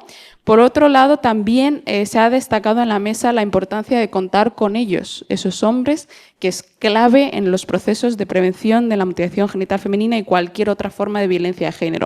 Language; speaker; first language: Spanish; native; Spanish